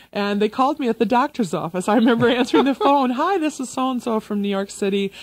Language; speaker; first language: English; native; English